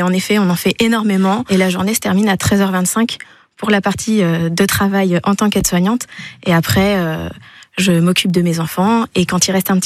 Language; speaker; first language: French; native; French